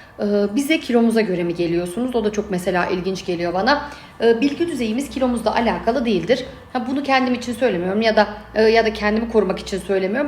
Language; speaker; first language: Turkish; native; Turkish